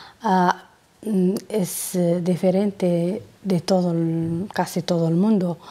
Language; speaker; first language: Spanish; non-native, learner; Arabic